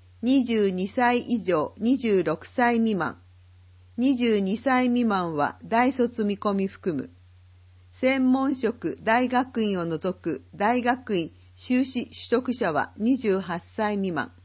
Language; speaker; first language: Japanese; native; Japanese